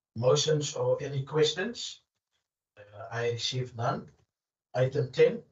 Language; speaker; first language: English; non-native, local second language; Afrikaans